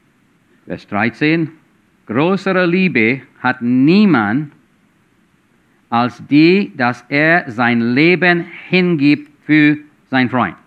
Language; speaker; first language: German; non-native, fluent; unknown